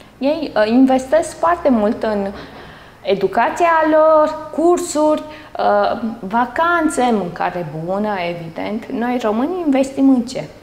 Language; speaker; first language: Romanian; native; Romanian